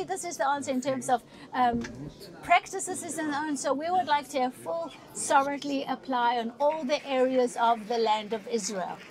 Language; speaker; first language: English; non-native, fluent; Hebrew